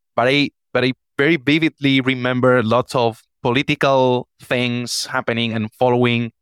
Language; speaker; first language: English; non-native, fluent; Spanish